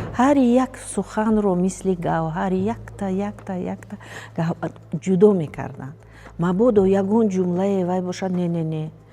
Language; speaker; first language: Tajik; native; Tajik